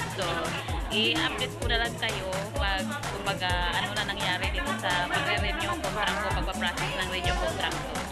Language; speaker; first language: Filipino; non-native, local second language; Cebuano